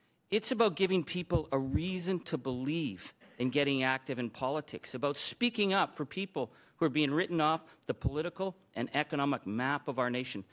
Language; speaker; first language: English; native; English